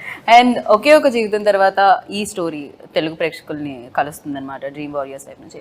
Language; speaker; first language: Telugu; native; Telugu